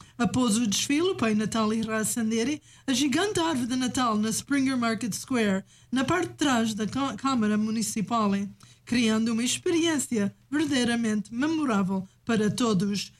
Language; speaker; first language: Portuguese; native; Portuguese